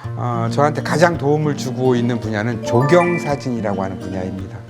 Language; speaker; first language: Korean; native; Korean